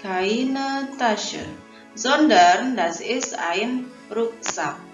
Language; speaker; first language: German; non-native, fluent; Indonesian